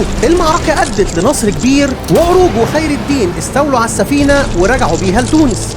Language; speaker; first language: Arabic; native; Arabic